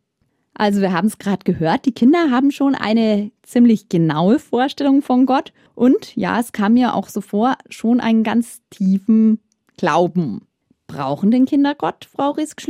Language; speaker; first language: German; native; German